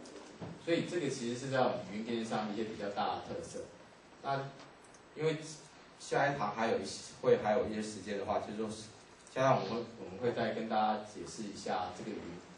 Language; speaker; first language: Chinese; native; Chinese